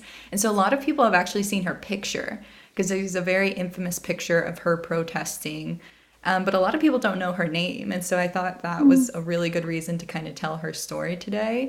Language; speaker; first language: English; native; English